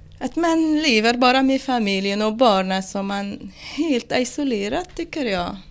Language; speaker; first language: Swedish; non-native, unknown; Arabic